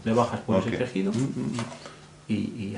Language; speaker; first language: Spanish; native; Spanish